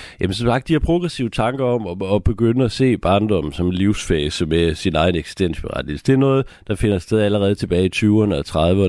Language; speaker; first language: Danish; native; Danish